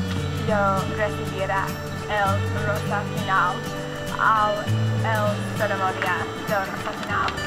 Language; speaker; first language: Spanish; non-native, learner; English